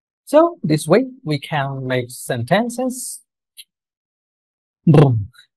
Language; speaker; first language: English; non-native, local second language; Bangla